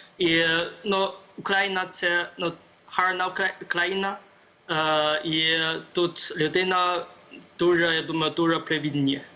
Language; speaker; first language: Ukrainian; non-native, learner; Chinese